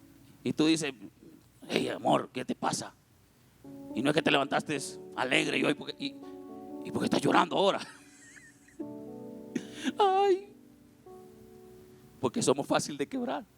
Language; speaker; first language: Spanish; native; Spanish